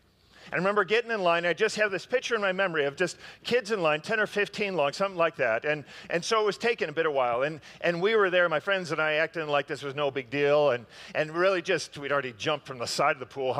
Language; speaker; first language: English; native; English